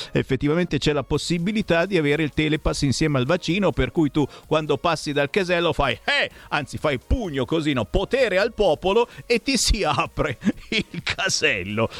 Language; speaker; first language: Italian; native; Italian